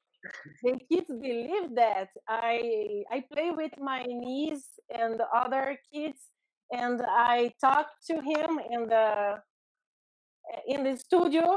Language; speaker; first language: English; non-native, learner; Portuguese